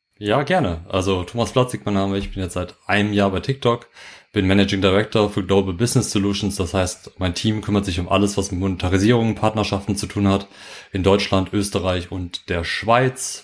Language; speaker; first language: German; native; German